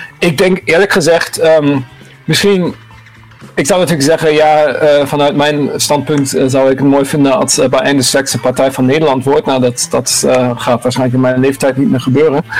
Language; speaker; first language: Dutch; non-native, fluent; German